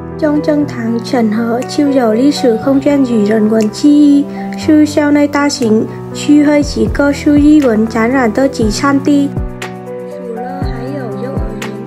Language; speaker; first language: Chinese; non-native, fluent; Vietnamese